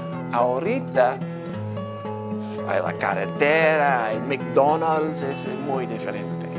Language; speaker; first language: Spanish; non-native, learner; English